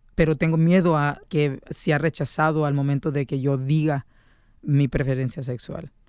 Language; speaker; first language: Spanish; native; Spanish